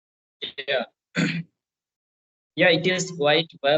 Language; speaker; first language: English; non-native, fluent; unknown